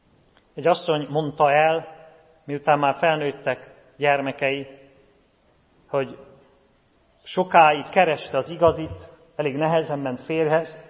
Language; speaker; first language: Hungarian; native; Hungarian